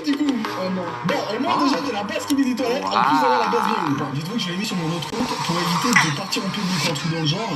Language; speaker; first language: French; native; French